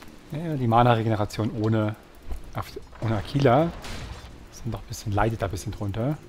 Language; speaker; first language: German; native; German